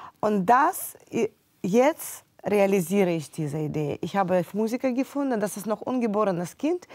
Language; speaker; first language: German; non-native, fluent; Russian